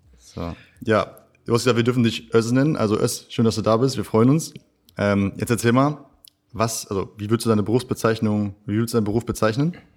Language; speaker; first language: German; native; German